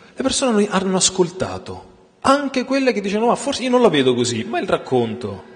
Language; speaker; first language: Italian; native; Italian